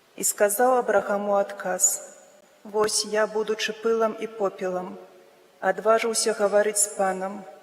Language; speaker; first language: Belarusian; native; Belarusian